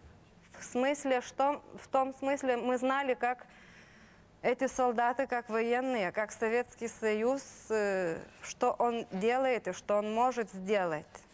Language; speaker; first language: Russian; non-native, local second language; Lithuanian